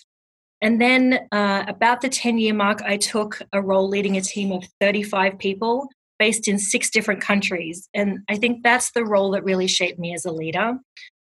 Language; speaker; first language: English; native; English